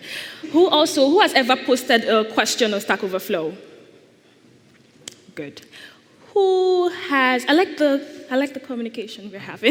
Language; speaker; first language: English; non-native, local second language; Igbo